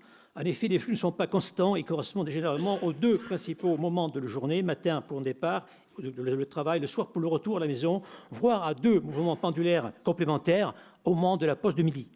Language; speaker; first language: French; native; French